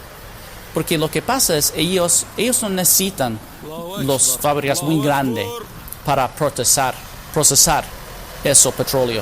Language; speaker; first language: Spanish; non-native, fluent; English